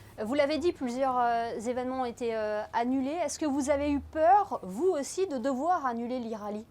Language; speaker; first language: French; native; French